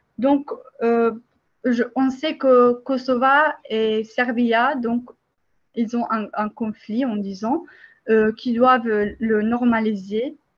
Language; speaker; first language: French; non-native, fluent; Albanian